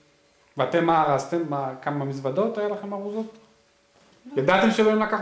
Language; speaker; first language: Hebrew; native; Hebrew